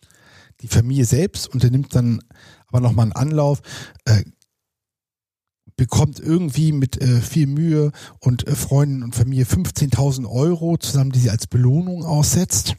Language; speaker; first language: German; native; German